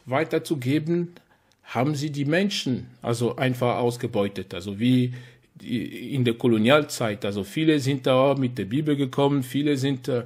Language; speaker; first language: German; non-native, fluent; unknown